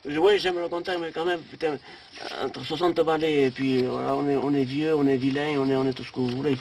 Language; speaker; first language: French; native; French